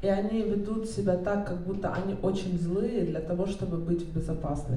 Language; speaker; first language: Russian; native; Russian